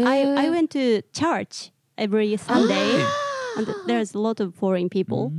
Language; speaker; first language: English; non-native, learner; Japanese